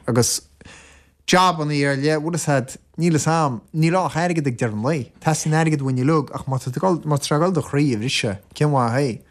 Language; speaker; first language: Irish; native; Irish